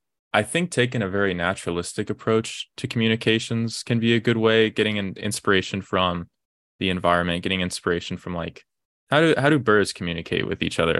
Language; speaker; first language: English; native; English